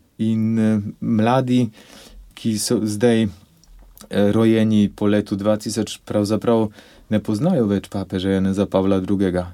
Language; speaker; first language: Slovenian; non-native, fluent; Polish